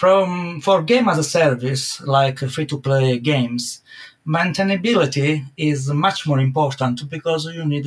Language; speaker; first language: English; non-native, fluent; Italian